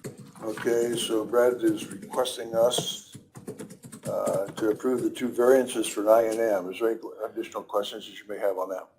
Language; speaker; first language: English; native; English